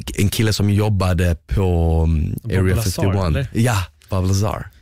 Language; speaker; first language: Swedish; early bilingual, other home language; Bosnian